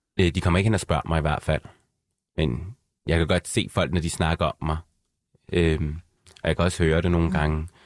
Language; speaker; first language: Danish; early bilingual, other home language; Arabic